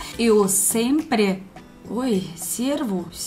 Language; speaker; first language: Portuguese; non-native, learner; Russian